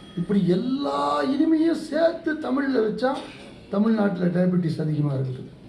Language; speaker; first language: Tamil; non-native, local second language; Hindi